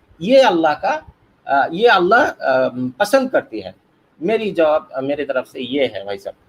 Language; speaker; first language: Hindi; non-native, learner; Bangla